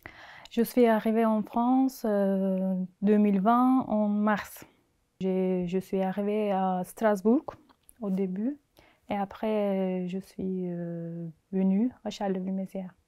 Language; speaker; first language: French; non-native, learner; Turkish